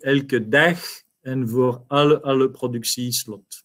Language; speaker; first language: Dutch; non-native, learner; French